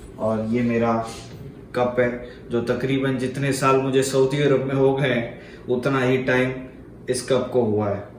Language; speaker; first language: Hindi; native; Hindi